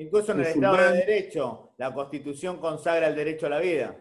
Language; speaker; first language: Spanish; native; Spanish